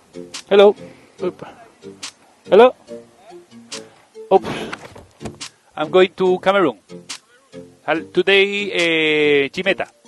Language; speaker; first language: English; non-native, learner; Spanish